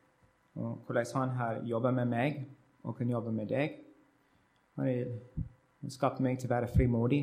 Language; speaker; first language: Norwegian; non-native, learner; English